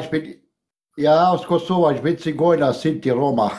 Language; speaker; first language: German; non-native, fluent; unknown